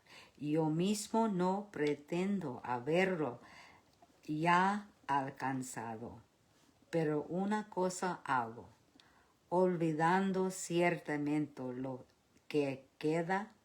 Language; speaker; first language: Spanish; early bilingual, heritage; Spanish